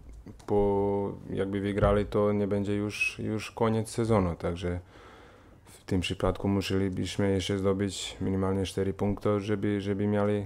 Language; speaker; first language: Polish; non-native, fluent; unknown